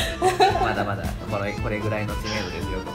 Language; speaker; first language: Japanese; native; Japanese